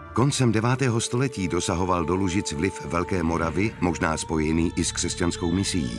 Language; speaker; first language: Czech; native; Czech